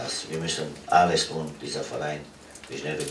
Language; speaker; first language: German; non-native, fluent; Romanian